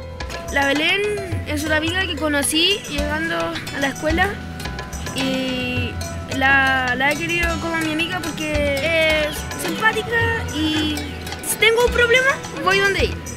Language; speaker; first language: Spanish; early bilingual, other home language; Urdu